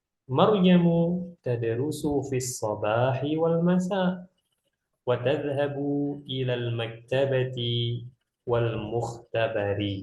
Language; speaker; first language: Arabic; non-native, fluent; Indonesian